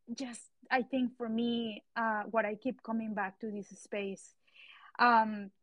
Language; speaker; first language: English; non-native, fluent; Spanish